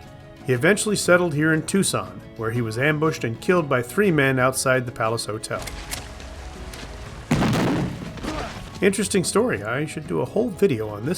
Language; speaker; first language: English; native; English